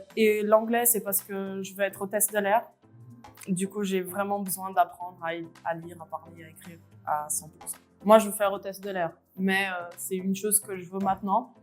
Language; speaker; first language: French; early bilingual, other home language; Portuguese